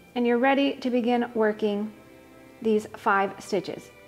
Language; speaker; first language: English; native; English